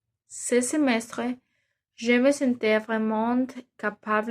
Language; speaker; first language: French; non-native, learner; Spanish